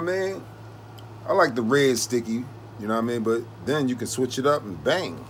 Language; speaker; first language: English; native; English